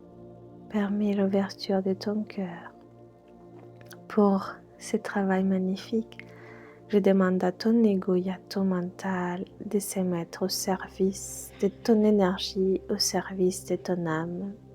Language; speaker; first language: French; non-native, fluent; Spanish